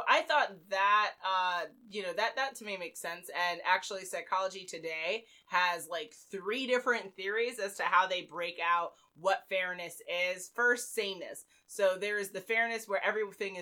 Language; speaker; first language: English; native; English